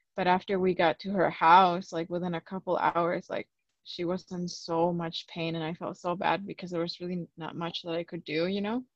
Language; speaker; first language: English; early bilingual, other home language; Spanish